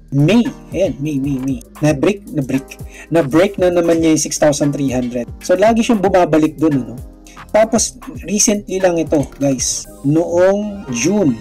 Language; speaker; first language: Filipino; non-native, local second language; Cebuano